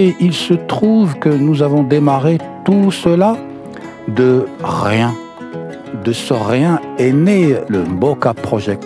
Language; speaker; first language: French; non-native, local second language; Arabic